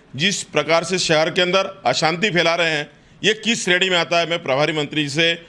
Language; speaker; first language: Hindi; native; Hindi